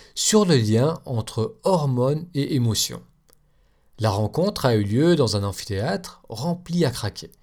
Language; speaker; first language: French; native; French